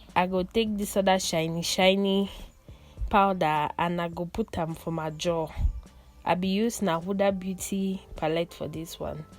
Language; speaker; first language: Nigerian Pidgin; non-native, local second language; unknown